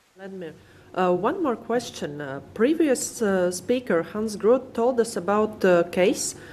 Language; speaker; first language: English; non-native, fluent; Latvian